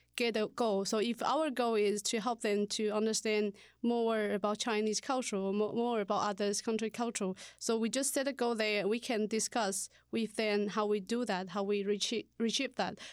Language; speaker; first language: English; non-native, learner; Chinese